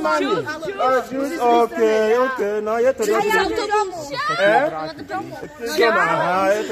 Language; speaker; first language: Czech; non-native, learner; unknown